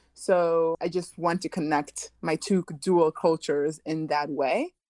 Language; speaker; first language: English; early bilingual, other home language; French